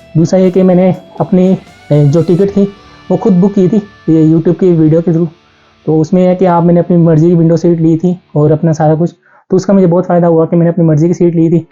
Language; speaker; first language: Urdu; non-native, local second language; Punjabi